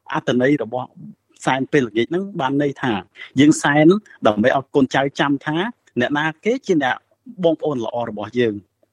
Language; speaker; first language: Khmer; native; Khmer